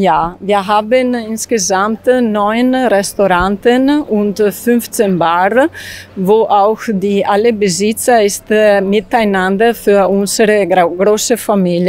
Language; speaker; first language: German; non-native, learner; Italian